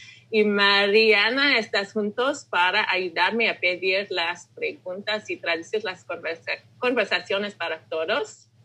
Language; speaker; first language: Spanish; non-native, learner; English